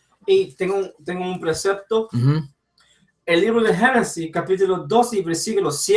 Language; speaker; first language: Spanish; early bilingual, heritage; English